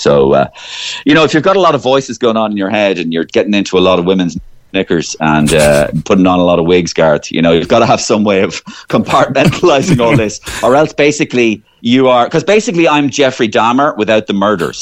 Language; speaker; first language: English; native; English